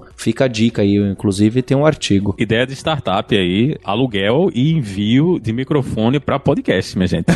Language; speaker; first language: Portuguese; native; Portuguese